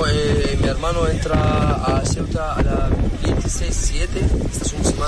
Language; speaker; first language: Spanish; non-native, learner; Arabic